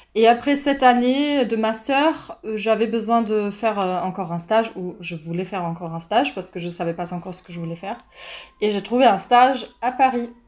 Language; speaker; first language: French; non-native, fluent; German